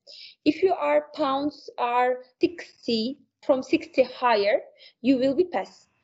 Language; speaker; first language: English; non-native, learner; Uzbek